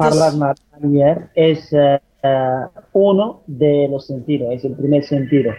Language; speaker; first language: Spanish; non-native, fluent; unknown